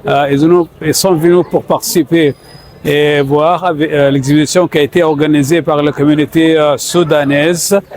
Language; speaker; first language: French; non-native, fluent; Arabic